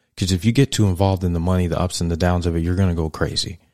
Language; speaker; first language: English; native; English